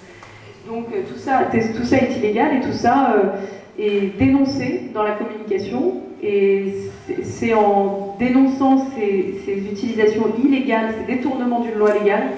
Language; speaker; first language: French; native; French